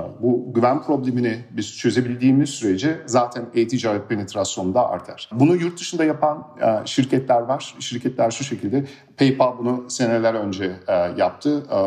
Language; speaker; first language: Turkish; early bilingual, heritage; Turkish